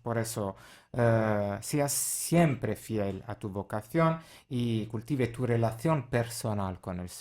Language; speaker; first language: Spanish; non-native, fluent; Italian